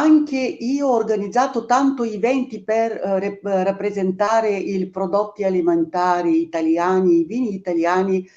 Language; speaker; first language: Italian; non-native, fluent; Bulgarian